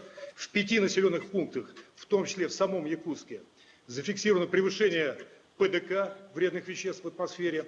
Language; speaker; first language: Russian; native; Russian